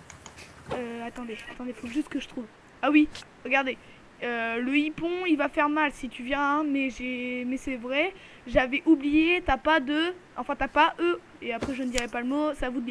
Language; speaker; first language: French; native; French